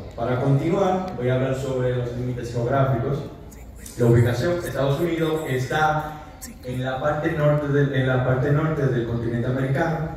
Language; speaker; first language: Spanish; early bilingual, heritage; Spanish